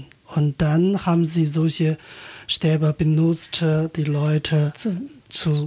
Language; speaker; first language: German; non-native, learner; Chinese